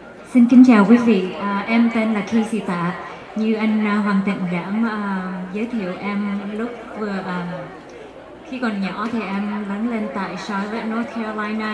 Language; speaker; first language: Vietnamese; early bilingual, heritage; Vietnamese